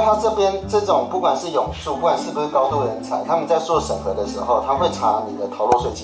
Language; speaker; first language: Chinese; native; Chinese